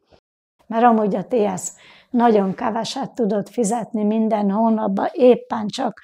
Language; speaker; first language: Hungarian; native; Hungarian